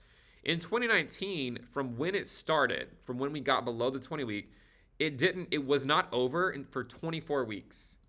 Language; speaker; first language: English; native; English